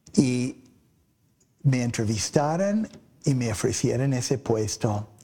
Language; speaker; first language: Spanish; non-native, fluent; English